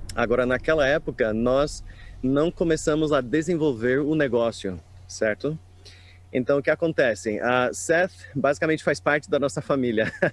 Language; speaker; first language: Portuguese; non-native, fluent; English